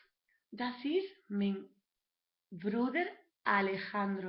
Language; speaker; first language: German; non-native, learner; Spanish